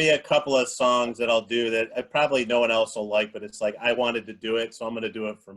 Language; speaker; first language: English; native; English